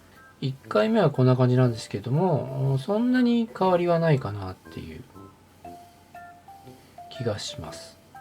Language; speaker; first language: Japanese; native; Japanese